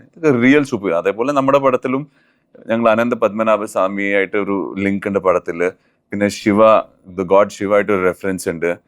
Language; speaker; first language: Malayalam; early bilingual, heritage; Malayalam